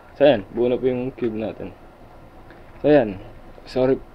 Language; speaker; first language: Filipino; native; Filipino